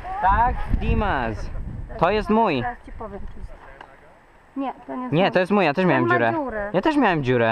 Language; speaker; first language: Polish; early bilingual, heritage; Polish